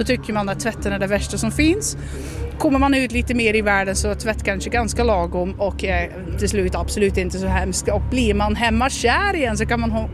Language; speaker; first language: Swedish; non-native, fluent; Dutch